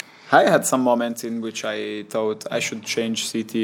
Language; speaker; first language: English; non-native, learner; Italian